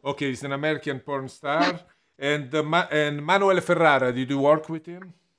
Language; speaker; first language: English; non-native, fluent; Italian